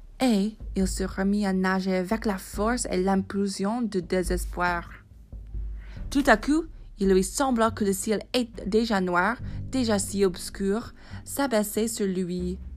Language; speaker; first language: French; non-native, fluent; English